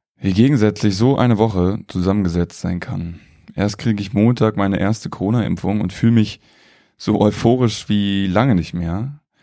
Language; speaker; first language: German; native; German